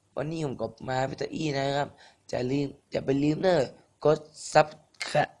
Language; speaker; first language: Thai; native; Thai